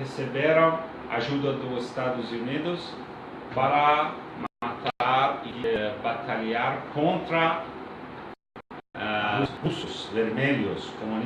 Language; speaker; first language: Portuguese; non-native, learner; Persian